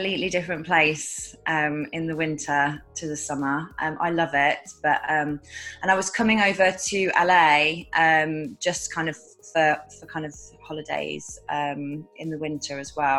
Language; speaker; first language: English; native; English